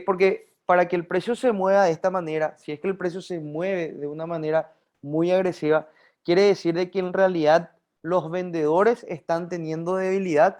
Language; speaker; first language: Spanish; native; Spanish